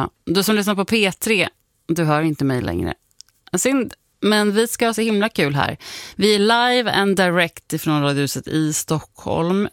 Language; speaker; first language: Swedish; native; Swedish